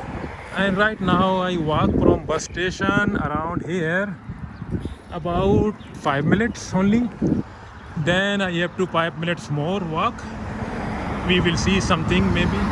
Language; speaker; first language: English; non-native, learner; Urdu